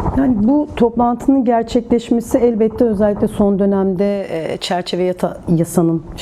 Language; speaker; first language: Turkish; native; Turkish